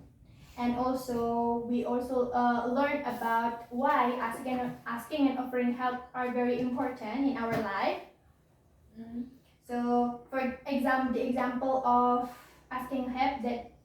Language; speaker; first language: English; non-native, learner; Indonesian